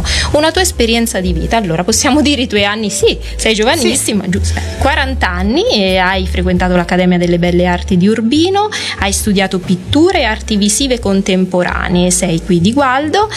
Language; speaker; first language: Italian; native; Italian